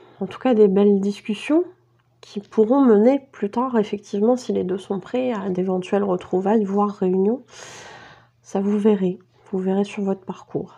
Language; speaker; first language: French; native; French